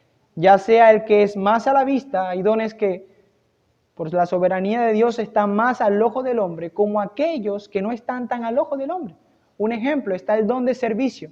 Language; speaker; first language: Spanish; native; Spanish